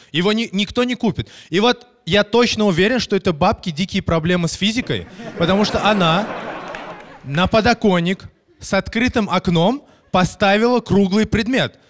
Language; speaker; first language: Russian; native; Russian